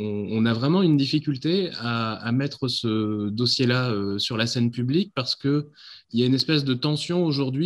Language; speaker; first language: French; native; French